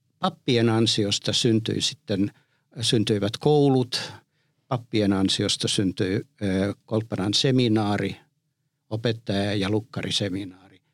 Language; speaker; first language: Finnish; early bilingual, heritage; Finnish